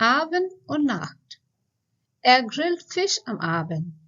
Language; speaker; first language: German; non-native, fluent; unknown